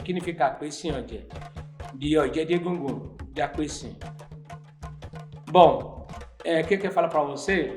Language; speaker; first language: Portuguese; non-native, learner; Yoruba